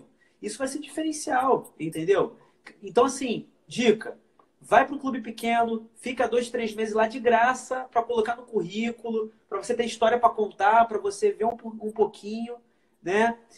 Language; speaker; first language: Portuguese; native; Portuguese